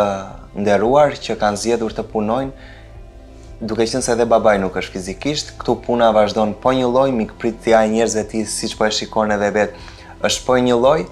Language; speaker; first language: Albanian; native; Albanian